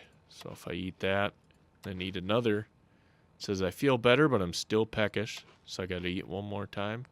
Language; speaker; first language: English; native; English